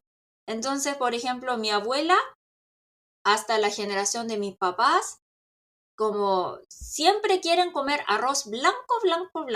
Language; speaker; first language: Spanish; non-native, local second language; Korean